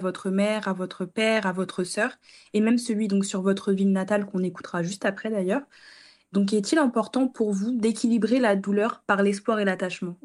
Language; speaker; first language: French; early bilingual, other home language; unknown